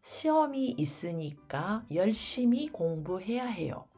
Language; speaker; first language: Korean; early bilingual, heritage; Japanese